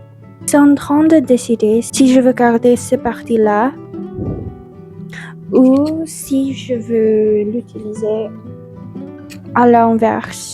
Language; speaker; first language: French; non-native, learner; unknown